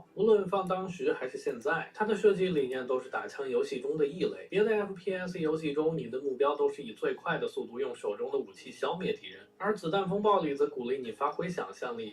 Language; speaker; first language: Chinese; native; Chinese